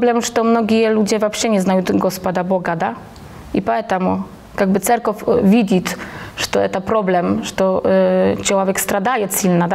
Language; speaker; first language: Russian; non-native, learner; Polish